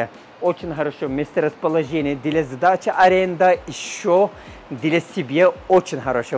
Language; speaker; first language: Russian; non-native, learner; Turkish